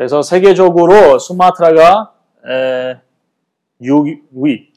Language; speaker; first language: Korean; non-native, fluent; Indonesian